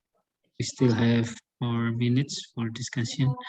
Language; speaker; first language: English; non-native, learner; Indonesian